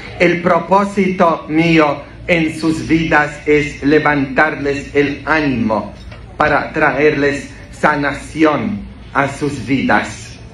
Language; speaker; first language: Spanish; non-native, fluent; Polish